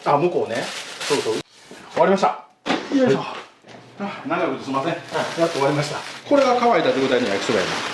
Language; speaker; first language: Japanese; native; Japanese